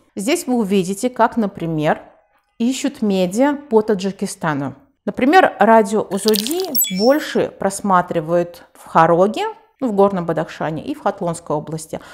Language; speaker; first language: Russian; non-native, local second language; Tajik